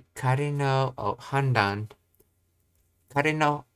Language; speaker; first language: Japanese; non-native, learner; English